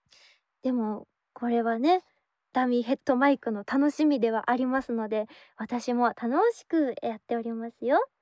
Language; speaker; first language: Japanese; native; Japanese